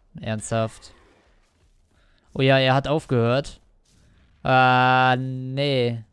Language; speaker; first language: German; native; German